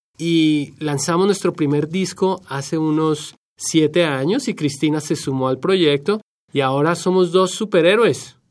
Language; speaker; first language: Spanish; native; Spanish